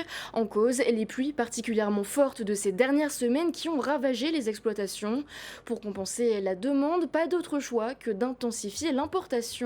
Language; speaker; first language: French; native; French